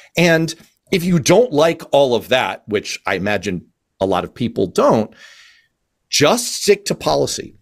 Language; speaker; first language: English; native; English